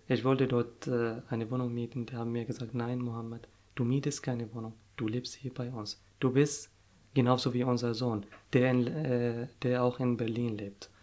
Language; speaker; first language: German; non-native, fluent; Arabic